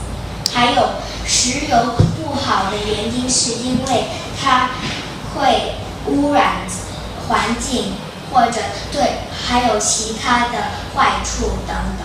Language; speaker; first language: Chinese; non-native, local second language; Cantonese